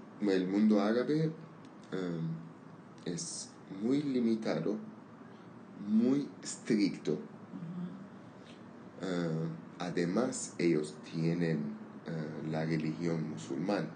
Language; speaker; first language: Spanish; non-native, learner; Armenian